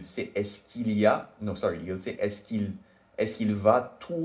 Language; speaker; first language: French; non-native, learner; English